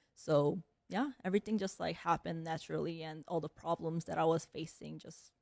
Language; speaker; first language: English; early bilingual, other home language; Korean